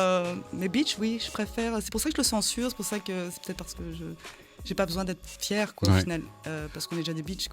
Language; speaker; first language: French; early bilingual, other home language; Khmer